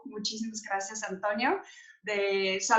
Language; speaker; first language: Spanish; non-native, learner; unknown